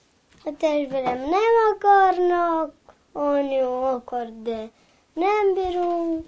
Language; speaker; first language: Hungarian; early bilingual, heritage; Hungarian